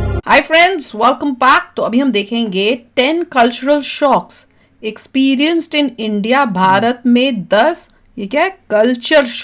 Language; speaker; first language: Hindi; native; Hindi